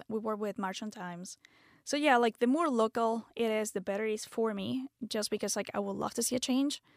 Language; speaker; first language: English; non-native, fluent; Spanish